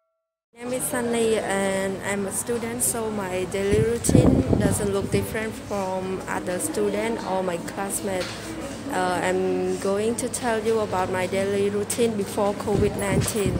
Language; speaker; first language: English; non-native, learner; Khmer